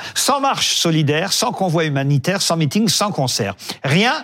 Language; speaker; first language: French; native; French